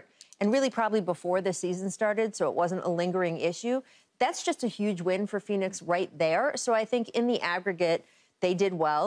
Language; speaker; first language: English; native; English